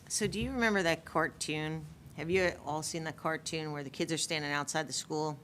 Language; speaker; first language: English; native; English